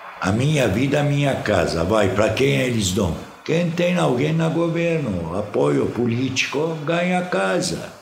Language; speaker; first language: Portuguese; non-native, fluent; Arabic